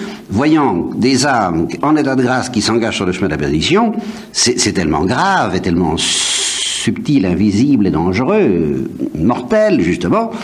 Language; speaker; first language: French; native; French